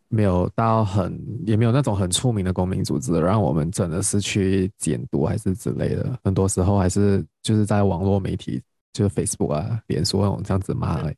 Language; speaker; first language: Chinese; native; Chinese